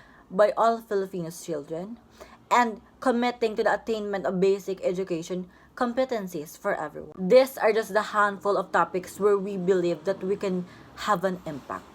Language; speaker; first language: English; non-native, local second language; Filipino